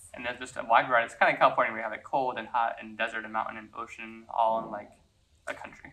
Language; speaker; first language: English; native; English